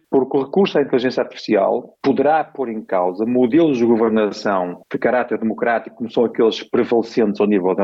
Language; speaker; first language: Portuguese; native; Portuguese